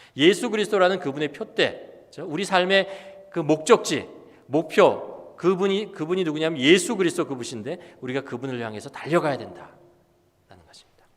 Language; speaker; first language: Korean; native; Korean